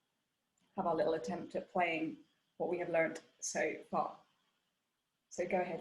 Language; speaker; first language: English; non-native, fluent; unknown